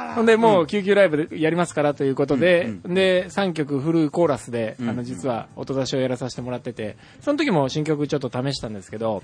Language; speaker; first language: Japanese; native; Japanese